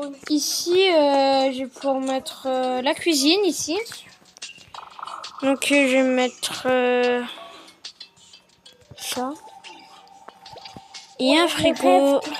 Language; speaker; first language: French; native; French